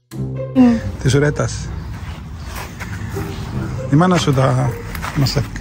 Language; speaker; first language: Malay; non-native, learner; Spanish